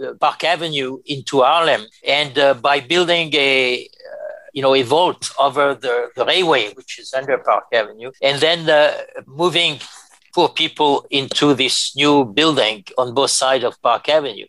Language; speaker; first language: English; non-native, fluent; French